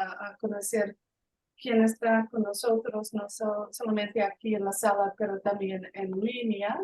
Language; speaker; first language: Spanish; non-native, fluent; English